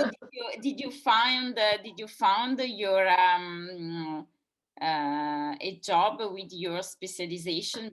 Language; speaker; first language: English; non-native, fluent; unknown